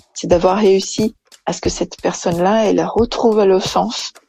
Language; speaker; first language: French; non-native, fluent; Portuguese